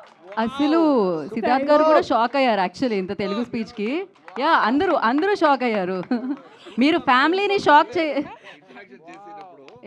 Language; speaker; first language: Telugu; native; Telugu